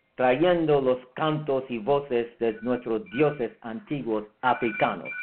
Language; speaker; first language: Spanish; early bilingual, heritage; Spanish